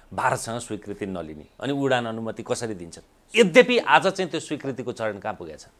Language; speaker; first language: Nepali; native; Nepali